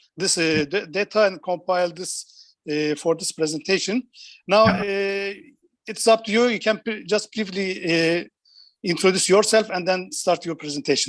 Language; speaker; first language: English; non-native, fluent; Turkish